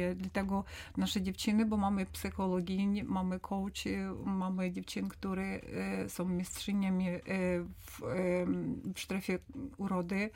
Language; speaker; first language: Polish; non-native, learner; Ukrainian